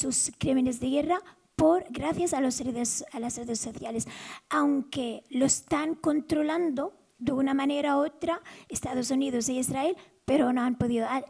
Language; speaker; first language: Spanish; non-native, fluent; Arabic